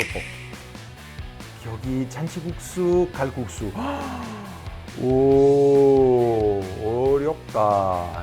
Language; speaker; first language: Korean; non-native, learner; Italian